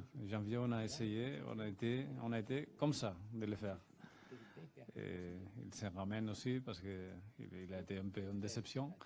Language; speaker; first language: French; non-native, fluent; Spanish